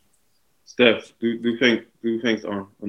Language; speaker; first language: German; non-native, fluent; English